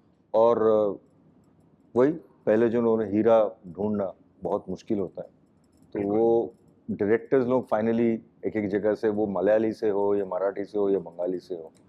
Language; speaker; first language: Hindi; non-native, local second language; Bangla